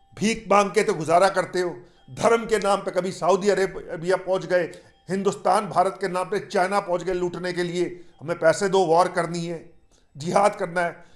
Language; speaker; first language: Hindi; native; Hindi